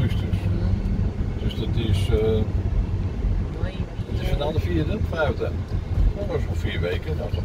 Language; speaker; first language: Dutch; native; Dutch